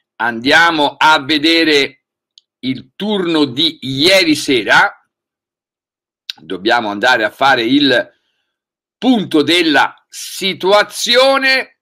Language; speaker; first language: Italian; native; Italian